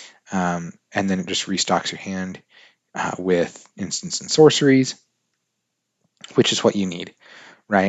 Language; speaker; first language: English; native; English